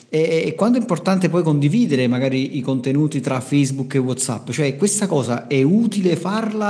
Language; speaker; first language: Italian; native; Italian